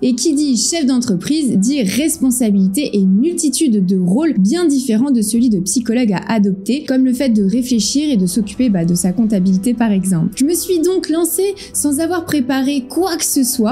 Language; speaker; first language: French; native; French